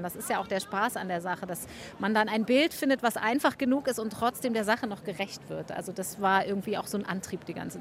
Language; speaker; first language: German; native; German